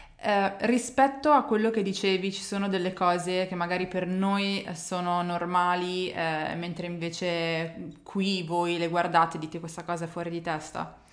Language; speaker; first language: Italian; native; Italian